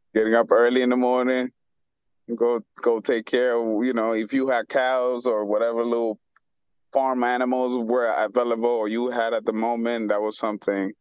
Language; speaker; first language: English; early bilingual, other home language; Spanish